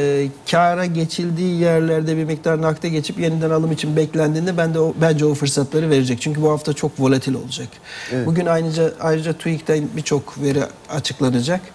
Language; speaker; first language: Turkish; native; Turkish